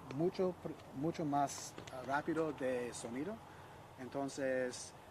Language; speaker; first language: Spanish; non-native, learner; English